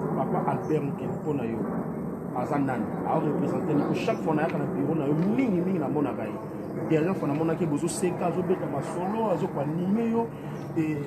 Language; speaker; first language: French; non-native, local second language; Lingala